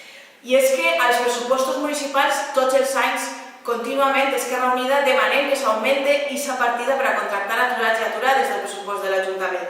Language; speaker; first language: Catalan; native; Catalan